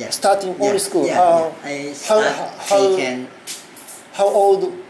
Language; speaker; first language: English; non-native, learner; Thai